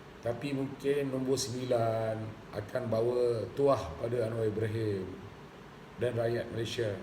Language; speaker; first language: Malay; non-native, local second language; Tamil